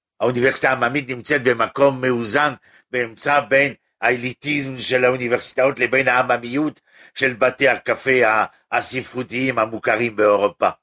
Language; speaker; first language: Hebrew; non-native, fluent; French